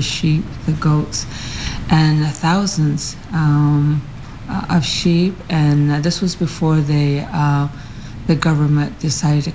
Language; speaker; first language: English; early bilingual, other home language; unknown